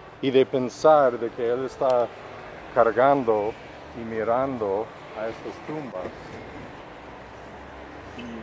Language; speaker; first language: Spanish; non-native, fluent; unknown